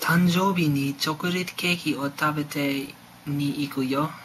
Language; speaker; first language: Japanese; non-native, learner; English